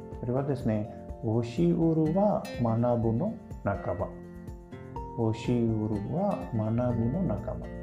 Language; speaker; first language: Japanese; non-native, learner; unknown